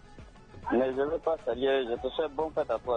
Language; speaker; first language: French; non-native, learner; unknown